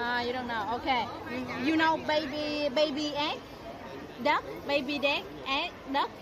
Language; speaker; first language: English; non-native, learner; Vietnamese